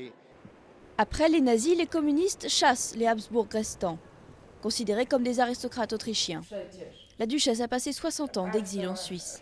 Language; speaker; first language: French; native; French